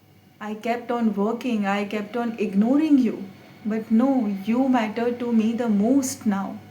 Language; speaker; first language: English; non-native, local second language; Hindi